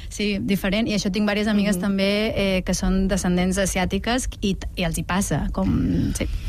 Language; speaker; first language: Catalan; early bilingual, other home language; Nepali